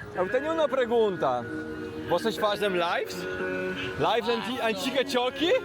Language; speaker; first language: Portuguese; non-native, learner; Polish